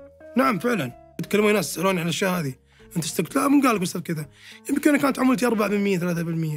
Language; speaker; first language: Arabic; native; Arabic